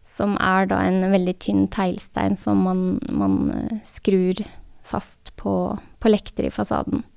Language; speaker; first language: Norwegian; native; Norwegian